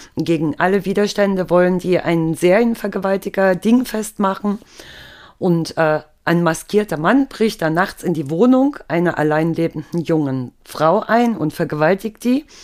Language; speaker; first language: German; native; German